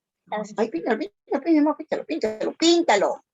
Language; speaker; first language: Spanish; native; Spanish